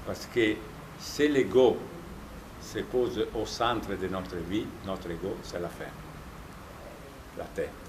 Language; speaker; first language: French; non-native, fluent; Italian